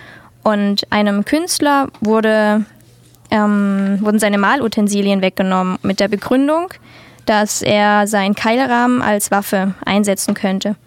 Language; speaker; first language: German; native; German